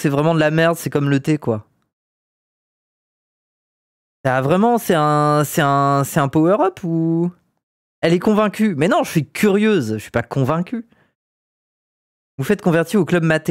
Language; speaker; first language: French; native; French